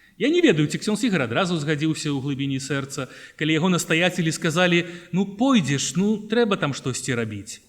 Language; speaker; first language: Belarusian; native; Belarusian